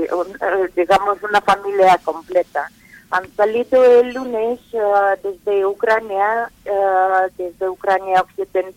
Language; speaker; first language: Spanish; non-native, fluent; Ukrainian